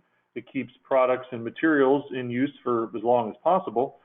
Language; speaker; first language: English; native; English